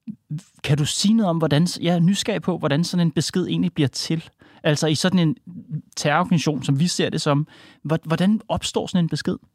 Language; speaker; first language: Danish; native; Danish